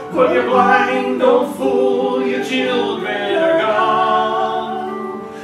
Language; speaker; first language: English; native; English